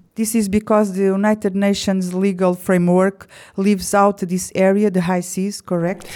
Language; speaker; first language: English; non-native, fluent; Portuguese